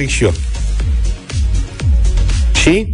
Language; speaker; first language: Romanian; native; Romanian